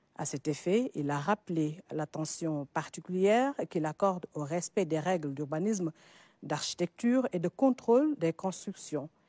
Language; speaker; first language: French; non-native, local second language; Wolof